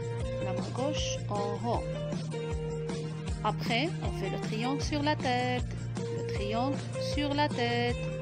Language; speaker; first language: French; non-native, local second language; Arabic